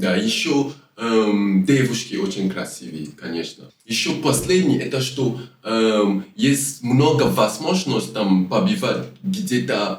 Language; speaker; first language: Russian; non-native, learner; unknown